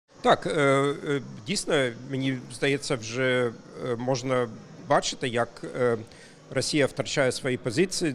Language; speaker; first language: Ukrainian; non-native, fluent; German